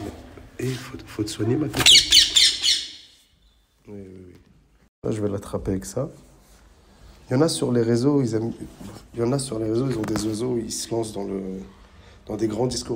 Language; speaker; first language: French; native; French